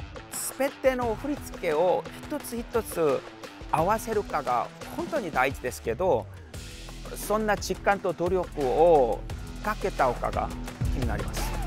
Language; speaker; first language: Japanese; non-native, learner; Korean